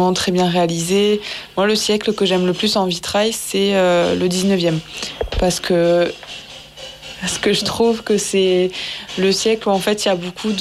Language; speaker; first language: French; native; French